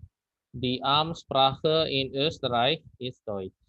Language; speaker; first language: German; non-native, fluent; Indonesian